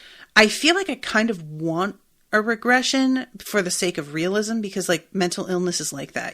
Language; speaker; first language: English; native; English